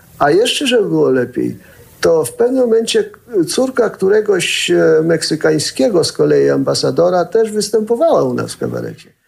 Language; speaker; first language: Polish; early bilingual, heritage; Polish